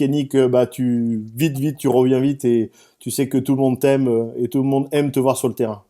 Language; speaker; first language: French; native; French